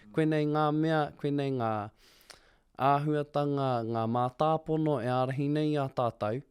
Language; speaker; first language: Māori; non-native, local second language; English